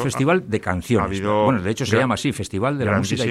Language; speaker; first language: Spanish; native; Spanish